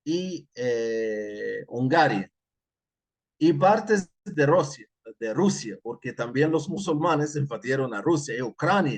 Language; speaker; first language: Spanish; non-native, fluent; Arabic